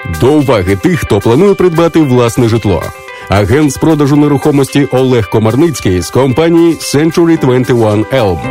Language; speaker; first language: Ukrainian; native; Ukrainian